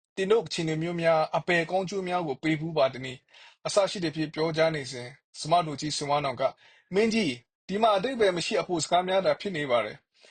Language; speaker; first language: Burmese; non-native, local second language; Kachin